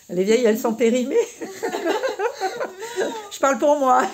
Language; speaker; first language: French; native; French